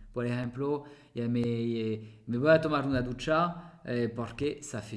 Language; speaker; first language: Spanish; non-native, fluent; French